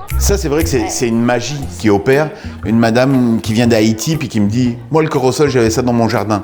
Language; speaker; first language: French; native; French